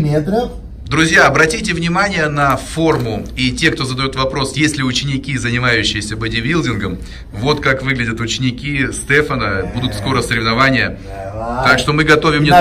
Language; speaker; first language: Russian; native; Russian